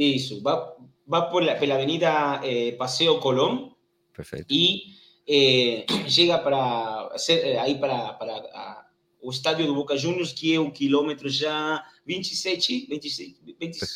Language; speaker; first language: Portuguese; non-native, learner; Spanish